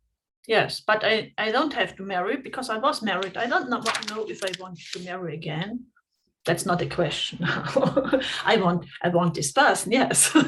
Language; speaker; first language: English; non-native, fluent; German